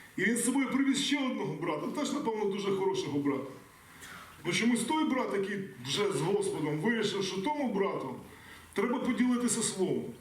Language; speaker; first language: Ukrainian; non-native, local second language; Russian